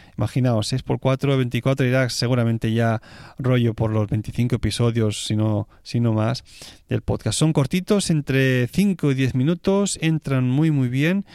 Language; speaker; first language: Spanish; native; Spanish